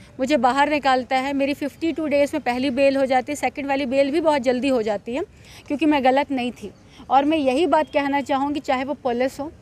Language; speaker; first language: Hindi; native; Hindi